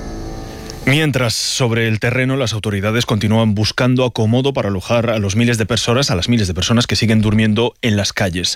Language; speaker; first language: Spanish; native; Spanish